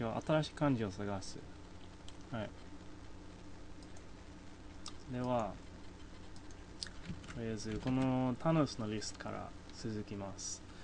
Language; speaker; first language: Japanese; non-native, fluent; English